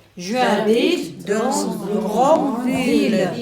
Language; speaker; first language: French; non-native, learner; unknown